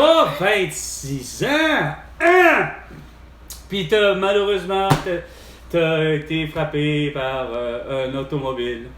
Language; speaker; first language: French; native; French